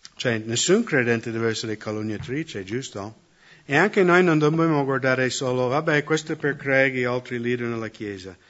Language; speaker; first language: Italian; non-native, fluent; English